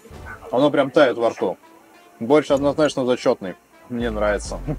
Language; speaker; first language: Russian; native; Russian